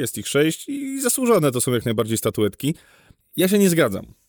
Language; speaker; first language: Polish; native; Polish